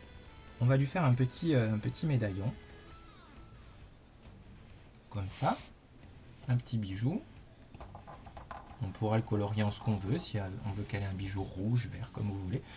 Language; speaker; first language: French; native; French